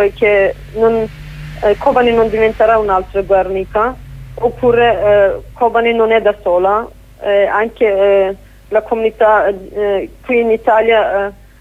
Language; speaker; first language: Italian; non-native, fluent; Kurdish